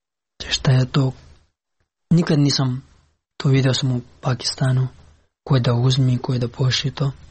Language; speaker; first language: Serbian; non-native, learner; Pashto